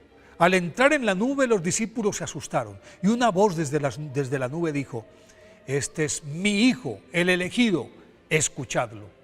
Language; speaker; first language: Spanish; native; Spanish